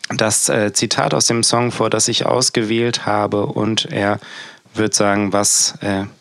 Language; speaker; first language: German; native; German